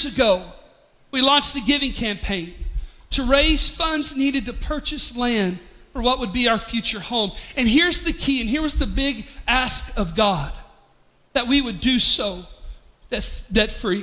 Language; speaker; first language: English; native; English